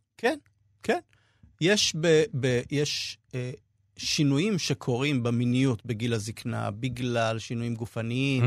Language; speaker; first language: Hebrew; native; Hebrew